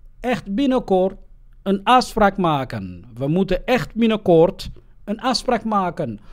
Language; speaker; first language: Dutch; non-native, fluent; Somali